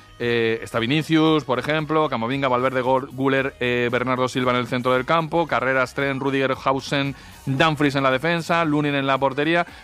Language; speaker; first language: Spanish; native; Spanish